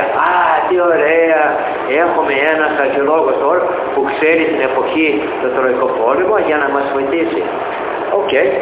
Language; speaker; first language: Greek; early bilingual, heritage; Greek